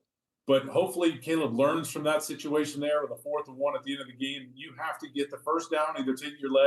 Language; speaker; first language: English; native; English